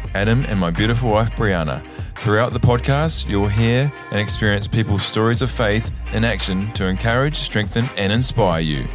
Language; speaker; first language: English; native; English